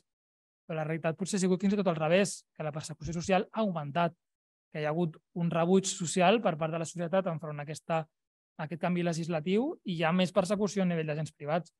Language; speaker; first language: Catalan; native; Catalan